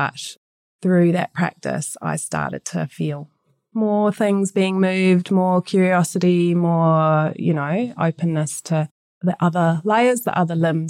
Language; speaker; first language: English; native; English